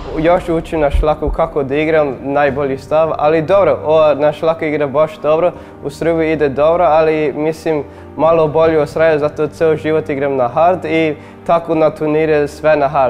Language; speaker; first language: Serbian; early bilingual, heritage; English